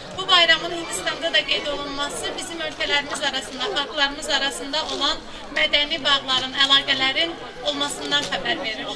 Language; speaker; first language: Azerbaijani; non-native, fluent; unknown